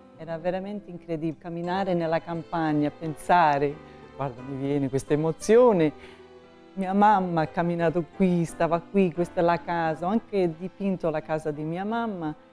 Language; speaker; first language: Italian; early bilingual, heritage; Italian